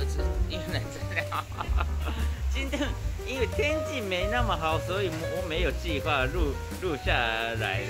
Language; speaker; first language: Chinese; non-native, fluent; Japanese